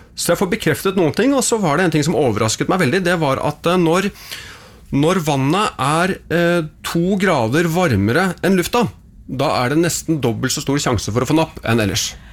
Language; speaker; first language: Norwegian; native; Norwegian